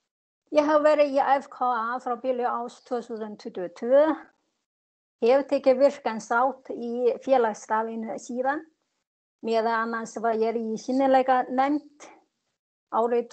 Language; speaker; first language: Icelandic; non-native, learner; Chinese